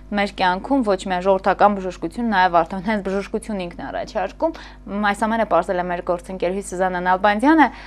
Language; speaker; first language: Armenian; native; Armenian